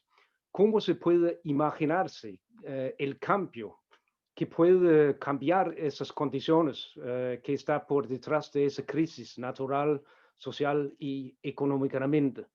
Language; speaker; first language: Spanish; non-native, fluent; Danish